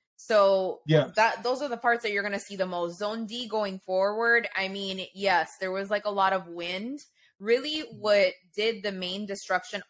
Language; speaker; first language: English; native; English